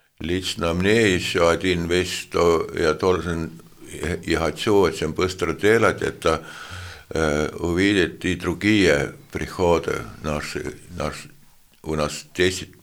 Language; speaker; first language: Russian; non-native, fluent; Estonian